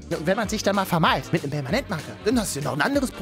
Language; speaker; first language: German; native; German